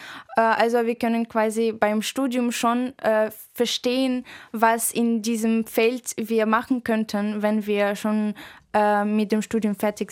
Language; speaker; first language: German; non-native, fluent; Russian